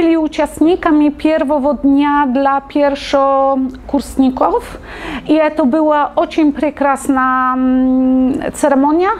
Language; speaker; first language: Russian; non-native, learner; Polish